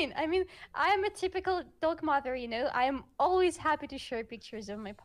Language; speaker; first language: English; non-native, fluent; Russian